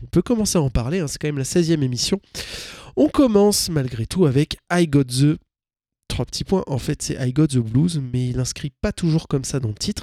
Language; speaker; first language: French; native; French